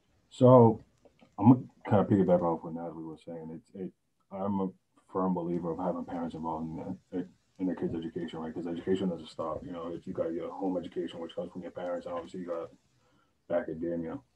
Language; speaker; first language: English; native; English